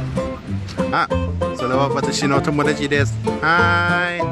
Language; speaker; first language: Japanese; non-native, learner; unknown